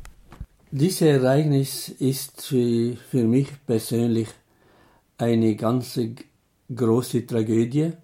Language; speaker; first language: German; non-native, fluent; Arabic